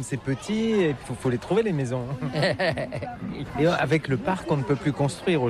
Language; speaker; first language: French; native; French